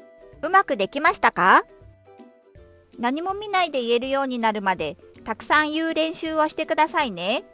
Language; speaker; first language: Japanese; non-native, fluent; Korean